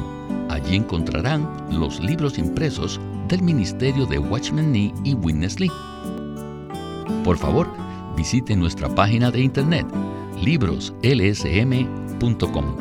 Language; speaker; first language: Spanish; native; Spanish